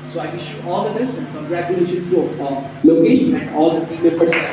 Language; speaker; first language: English; non-native, local second language; Telugu